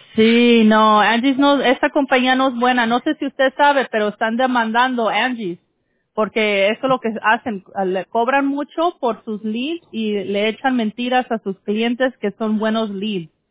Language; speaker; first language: Spanish; early bilingual, heritage; Spanish